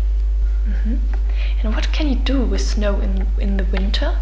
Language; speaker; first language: English; non-native, fluent; German